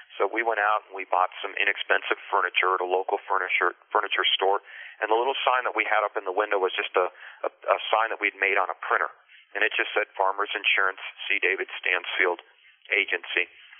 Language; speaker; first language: English; early bilingual, other home language; Spanish